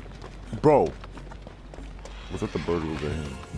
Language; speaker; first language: English; native; English